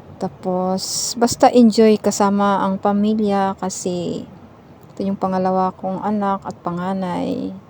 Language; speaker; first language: Filipino; non-native, local second language; Cebuano